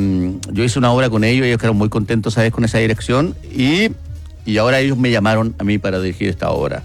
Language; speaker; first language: Spanish; native; Spanish